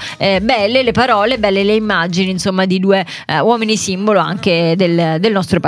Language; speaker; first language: Italian; native; Italian